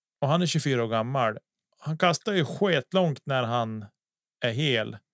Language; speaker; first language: Swedish; native; Swedish